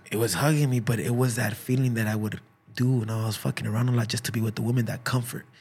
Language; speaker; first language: English; early bilingual, other home language; Spanish